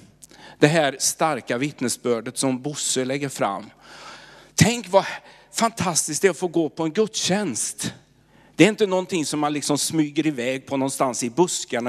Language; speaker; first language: Swedish; native; Swedish